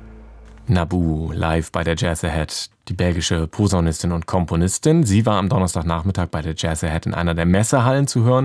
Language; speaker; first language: German; native; German